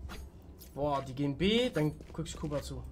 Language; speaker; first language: German; native; German